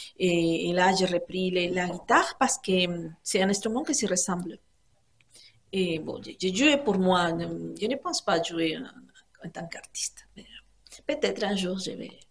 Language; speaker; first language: French; non-native, fluent; Spanish